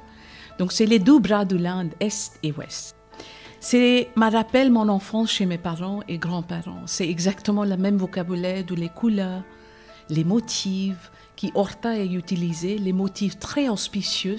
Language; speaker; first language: French; non-native, fluent; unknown